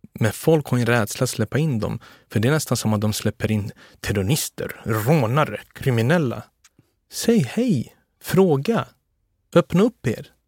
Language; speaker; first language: Swedish; early bilingual, other home language; Serbian